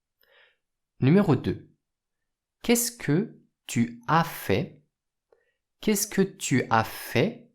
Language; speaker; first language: French; native; French